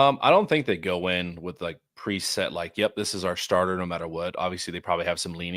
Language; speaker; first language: English; native; English